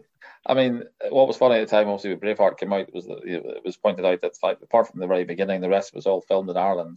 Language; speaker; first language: English; native; English